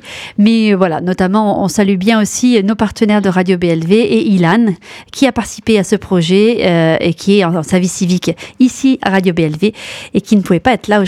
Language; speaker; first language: French; native; French